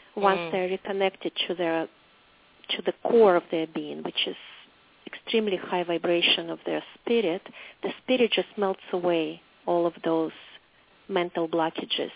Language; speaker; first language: English; non-native, fluent; Russian